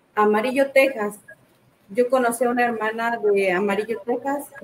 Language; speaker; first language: Spanish; native; Spanish